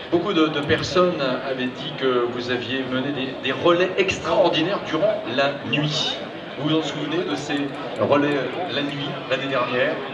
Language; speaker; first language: French; native; French